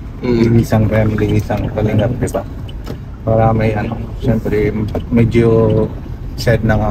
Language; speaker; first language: Filipino; non-native, learner; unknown